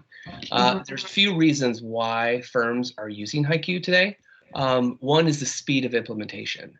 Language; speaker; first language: English; native; English